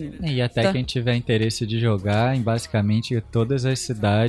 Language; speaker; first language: Portuguese; native; Portuguese